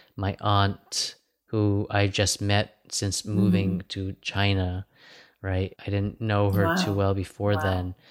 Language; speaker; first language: English; native; English